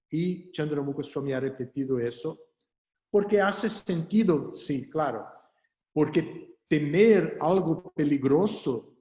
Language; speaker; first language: Spanish; non-native, fluent; Portuguese